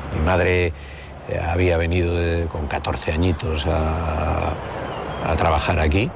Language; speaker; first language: Spanish; native; Spanish